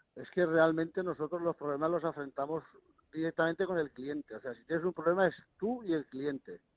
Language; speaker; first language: Spanish; native; Spanish